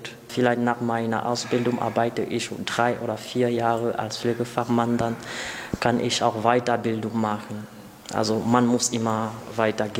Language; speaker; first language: German; non-native, learner; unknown